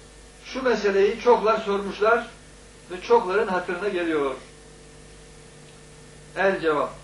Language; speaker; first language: Turkish; native; Turkish